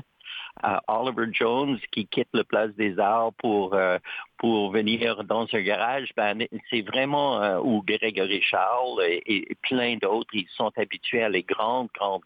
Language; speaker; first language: French; native; French